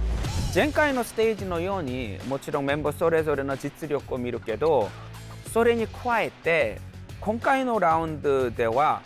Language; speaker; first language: Japanese; non-native, fluent; Korean